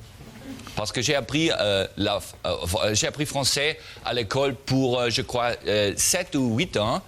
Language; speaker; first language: French; non-native, learner; German